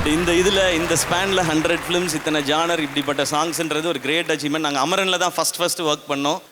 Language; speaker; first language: Tamil; native; Tamil